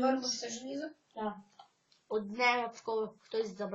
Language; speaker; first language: Ukrainian; native; Ukrainian